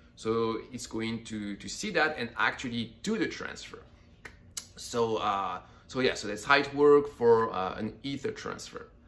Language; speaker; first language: English; non-native, fluent; French